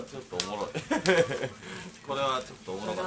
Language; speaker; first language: Japanese; native; Japanese